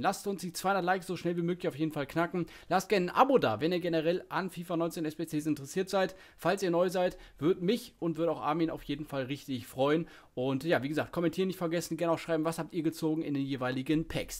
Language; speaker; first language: German; native; German